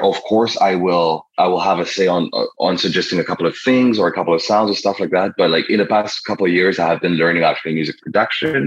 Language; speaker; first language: English; non-native, local second language; Kinyarwanda